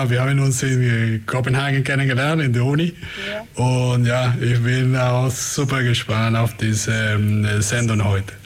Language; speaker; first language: German; non-native, fluent; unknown